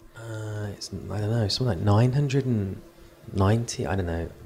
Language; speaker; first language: English; native; English